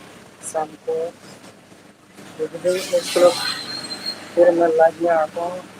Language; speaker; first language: Hindi; non-native, local second language; Kok Borok